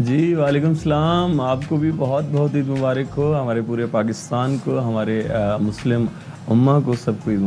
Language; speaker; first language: Hindi; non-native, local second language; Saraiki